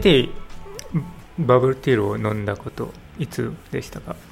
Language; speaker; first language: Japanese; non-native, learner; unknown